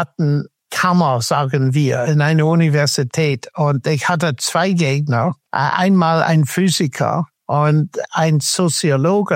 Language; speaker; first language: German; non-native, fluent; English